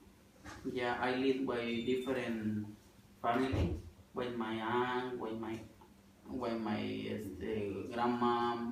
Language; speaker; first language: English; non-native, learner; Spanish